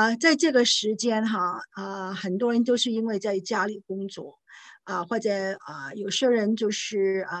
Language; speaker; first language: Chinese; non-native, local second language; Cantonese